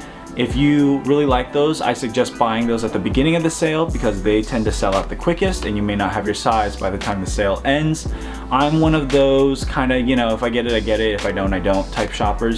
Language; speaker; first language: English; native; English